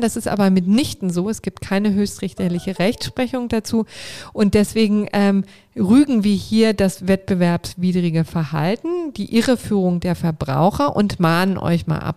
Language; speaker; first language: German; native; German